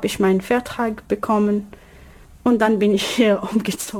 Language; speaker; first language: German; non-native, learner; Arabic